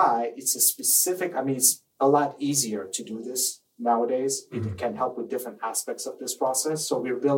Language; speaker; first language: English; non-native, fluent; Persian